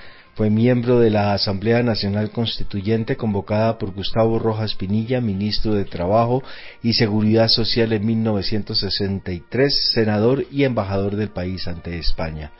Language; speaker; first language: Spanish; native; Spanish